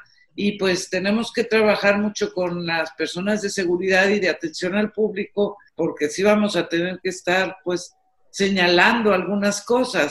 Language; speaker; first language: Spanish; native; Spanish